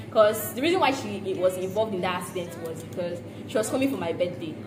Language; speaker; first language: English; non-native, local second language; Yoruba